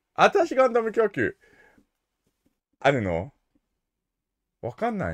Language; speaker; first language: Japanese; non-native, learner; English